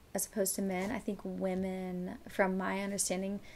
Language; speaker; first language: English; native; English